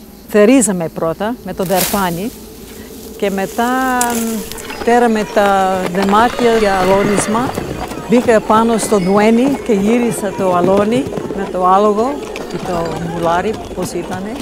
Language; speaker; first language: Greek; non-native, fluent; English